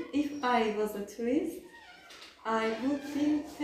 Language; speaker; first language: English; non-native, learner; Turkish